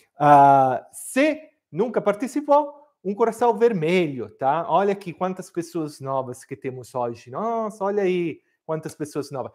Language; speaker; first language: Portuguese; non-native, fluent; Italian